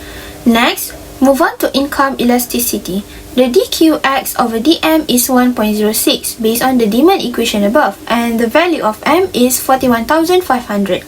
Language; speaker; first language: English; non-native, local second language; Malay